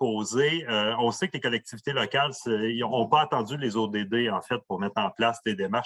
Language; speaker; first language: French; native; French